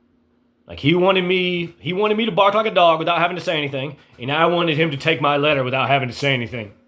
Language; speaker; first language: English; native; English